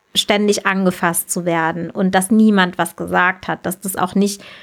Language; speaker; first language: German; native; German